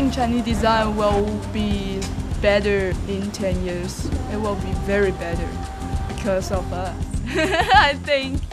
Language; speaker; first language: English; non-native, learner; Chinese